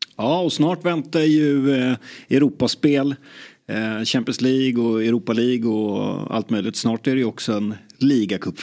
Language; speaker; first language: Swedish; native; Swedish